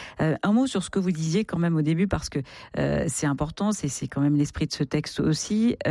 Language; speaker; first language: French; native; French